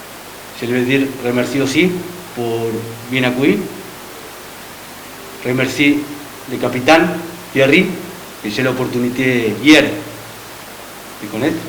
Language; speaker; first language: French; non-native, learner; Spanish